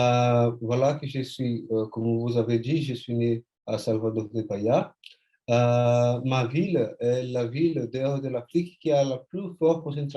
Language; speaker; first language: French; non-native, fluent; Portuguese